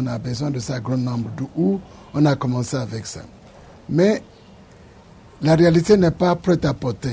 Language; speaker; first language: French; non-native, fluent; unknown